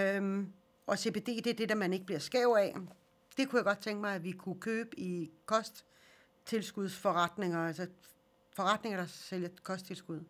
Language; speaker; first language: Danish; early bilingual, other home language; Swedish